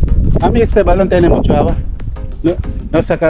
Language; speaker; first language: Spanish; non-native, learner; Filipino